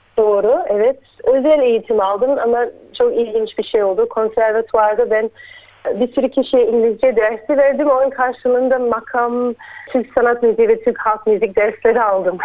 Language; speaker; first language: Turkish; early bilingual, heritage; Turkish